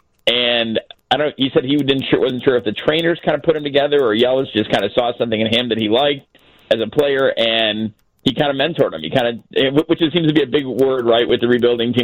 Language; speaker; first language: English; native; English